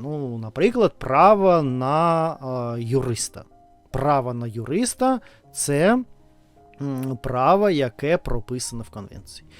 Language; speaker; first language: Ukrainian; non-native, learner; Russian